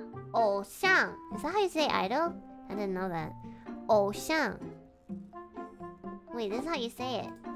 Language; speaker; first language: English; native; English